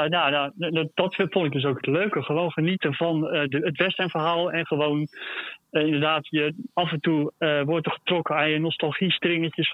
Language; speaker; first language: Dutch; native; Dutch